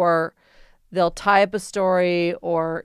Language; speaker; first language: English; native; English